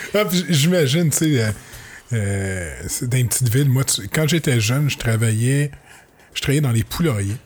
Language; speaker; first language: French; native; French